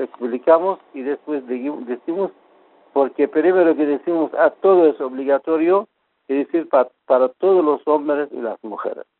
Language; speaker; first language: Spanish; non-native, fluent; Persian